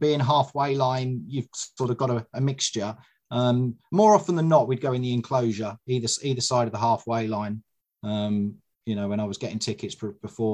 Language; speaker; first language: English; native; English